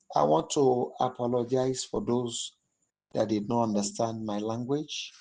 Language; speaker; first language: English; non-native, local second language; Yoruba